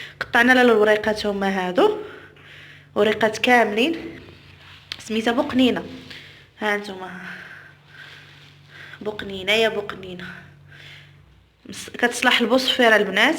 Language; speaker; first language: Arabic; native; Arabic